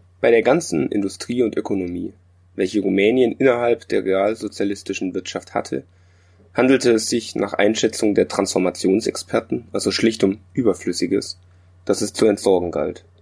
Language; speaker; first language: German; native; German